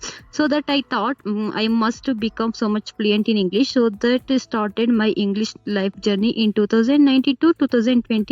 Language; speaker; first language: English; non-native, learner; Kannada